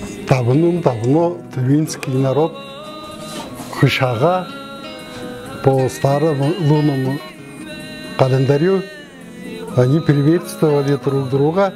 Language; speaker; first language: Russian; non-native, local second language; Tuvinian